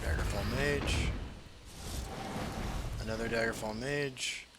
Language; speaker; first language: English; native; English